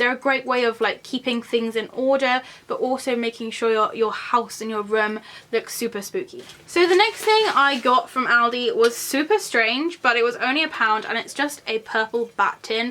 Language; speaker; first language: English; native; English